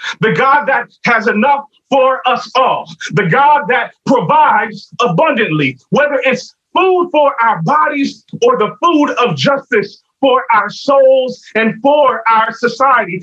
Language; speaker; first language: English; native; English